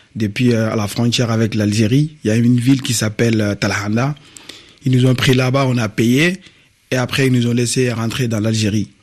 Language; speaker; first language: French; non-native, local second language; Bambara